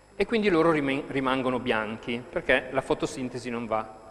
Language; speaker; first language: Italian; native; Italian